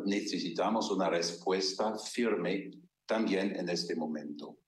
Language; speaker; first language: Spanish; non-native, fluent; German